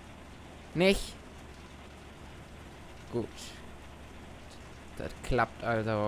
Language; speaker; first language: German; native; German